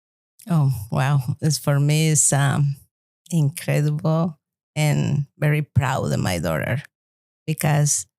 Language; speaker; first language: English; non-native, learner; Spanish